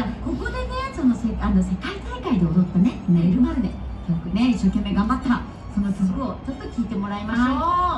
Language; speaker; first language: Japanese; native; Japanese